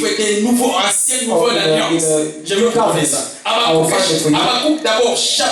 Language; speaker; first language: French; non-native, local second language; Lingala